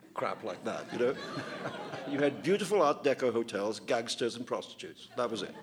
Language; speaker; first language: English; non-native, local second language; Urdu